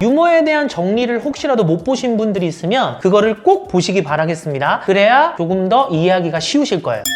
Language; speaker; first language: Korean; native; Korean